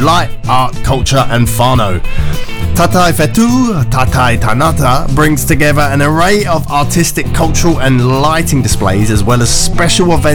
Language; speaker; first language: English; native; English